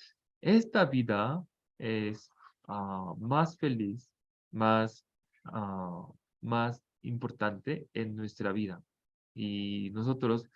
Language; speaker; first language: Spanish; non-native, fluent; Korean